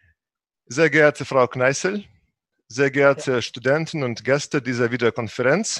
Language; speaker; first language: German; non-native, fluent; Russian